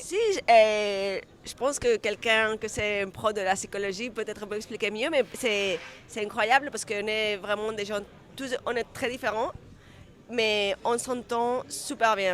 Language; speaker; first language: French; non-native, fluent; Spanish